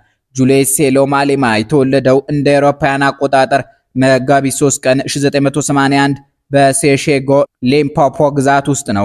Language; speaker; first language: Amharic; native; Amharic